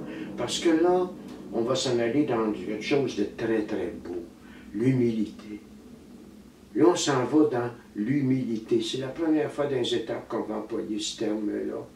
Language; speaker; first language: French; native; French